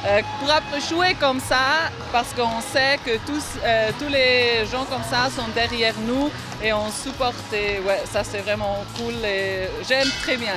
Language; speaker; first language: French; non-native, fluent; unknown